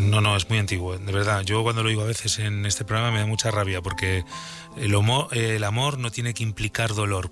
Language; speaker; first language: Spanish; native; Spanish